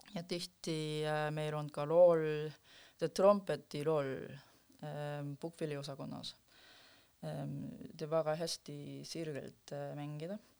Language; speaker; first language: Estonian; non-native, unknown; Korean